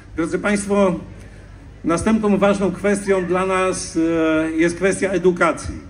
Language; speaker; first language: Polish; native; Polish